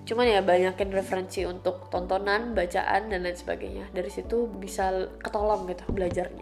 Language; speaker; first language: Indonesian; native; Indonesian